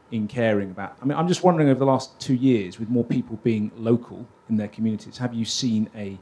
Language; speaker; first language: English; native; English